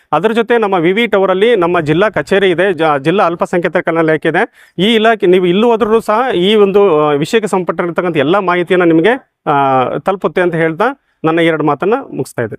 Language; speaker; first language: Kannada; native; Kannada